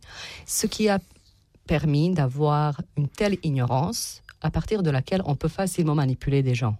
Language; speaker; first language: French; non-native, fluent; Serbian